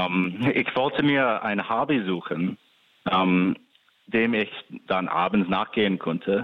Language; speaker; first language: German; non-native, fluent; English